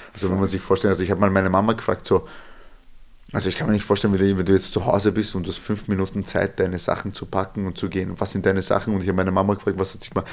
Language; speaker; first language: German; early bilingual, other home language; Serbian